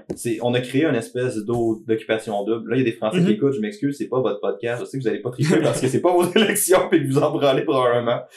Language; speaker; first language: French; native; French